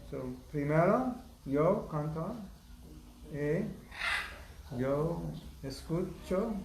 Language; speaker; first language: Spanish; non-native, learner; English